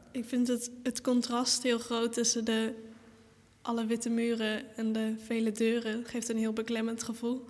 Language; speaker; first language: Dutch; native; Dutch